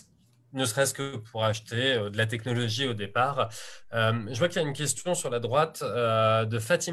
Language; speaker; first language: French; native; French